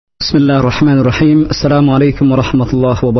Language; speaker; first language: Arabic; non-native, fluent; Indonesian